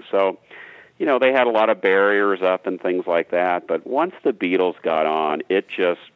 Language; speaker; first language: English; native; English